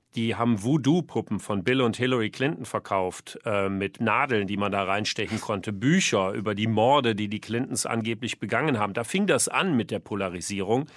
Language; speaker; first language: German; native; German